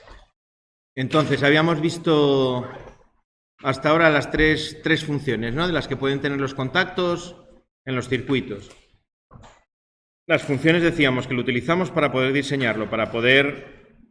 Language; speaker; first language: Spanish; native; Spanish